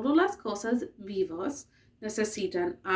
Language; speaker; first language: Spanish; non-native, learner; English